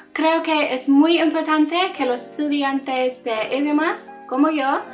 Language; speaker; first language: Spanish; non-native, learner; English